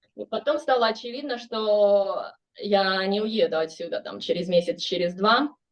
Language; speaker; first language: Russian; native; Russian